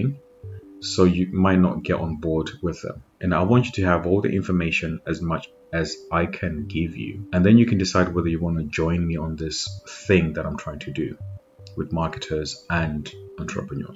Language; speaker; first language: English; non-native, local second language; Shona